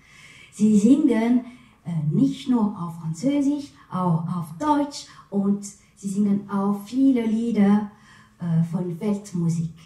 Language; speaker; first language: German; non-native, fluent; French